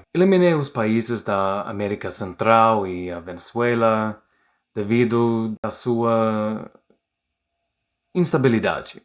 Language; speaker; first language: Portuguese; non-native, learner; English